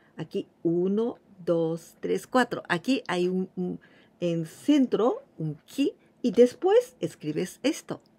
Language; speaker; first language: Spanish; non-native, fluent; Japanese